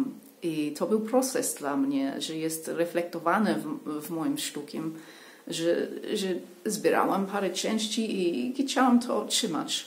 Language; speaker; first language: Polish; non-native, learner; English